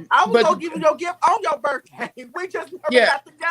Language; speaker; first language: English; native; English